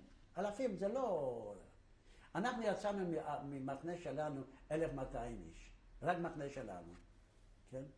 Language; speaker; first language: Hebrew; non-native, fluent; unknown